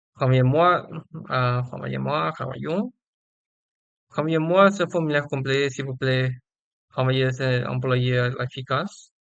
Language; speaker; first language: French; non-native, learner; Chinese